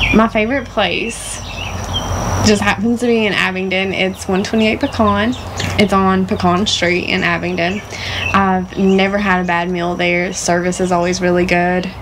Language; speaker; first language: English; native; English